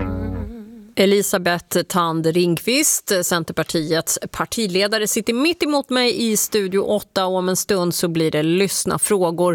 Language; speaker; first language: Swedish; native; Swedish